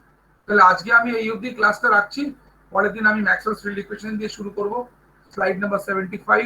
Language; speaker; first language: Bangla; native; Bangla